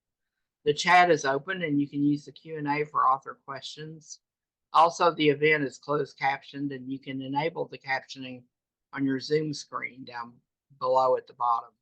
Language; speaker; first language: English; native; English